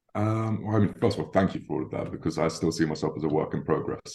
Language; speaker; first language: English; native; English